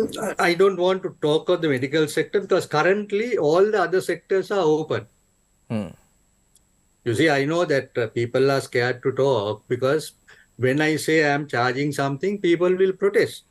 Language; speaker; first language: English; non-native, local second language; Sinhala